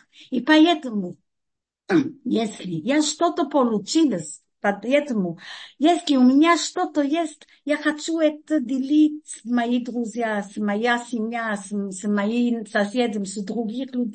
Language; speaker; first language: Russian; non-native, fluent; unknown